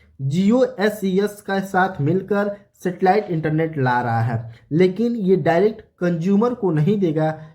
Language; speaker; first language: Hindi; native; Hindi